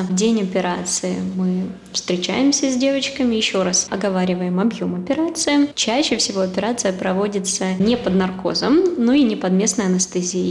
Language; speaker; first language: Russian; native; Russian